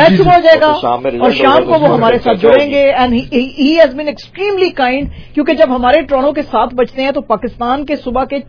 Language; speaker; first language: Hindi; non-native, local second language; Punjabi